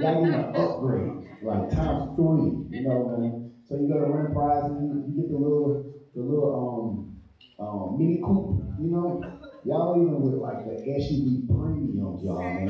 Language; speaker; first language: English; native; English